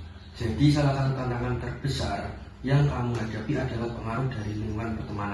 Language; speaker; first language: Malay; non-native, fluent; Indonesian